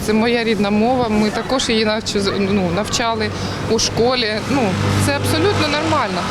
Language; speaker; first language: Ukrainian; non-native, local second language; Russian